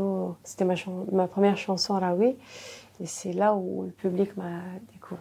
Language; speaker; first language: French; non-native, local second language; Arabic